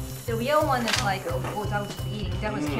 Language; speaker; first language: English; non-native, fluent; Japanese